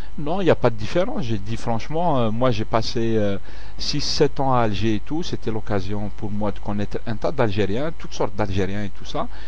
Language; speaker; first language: French; non-native, local second language; Kabyle